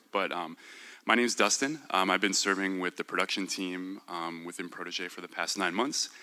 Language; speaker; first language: English; native; English